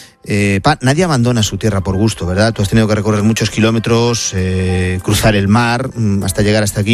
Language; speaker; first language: Spanish; native; Spanish